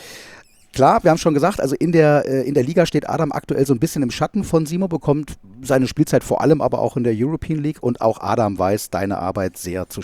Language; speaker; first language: German; native; German